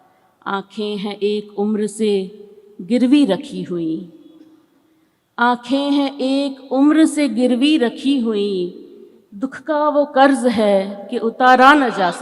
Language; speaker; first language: Hindi; native; Hindi